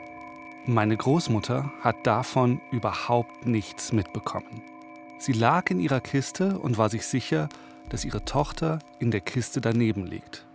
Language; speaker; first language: German; native; German